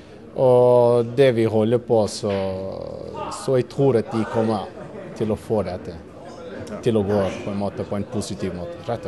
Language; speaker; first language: Norwegian; non-native, fluent; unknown